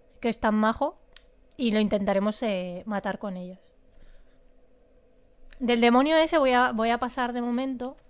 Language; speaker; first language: Spanish; native; Spanish